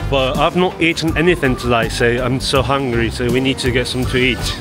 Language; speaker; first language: English; non-native, fluent; Japanese